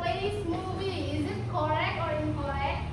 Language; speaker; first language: English; non-native, learner; Indonesian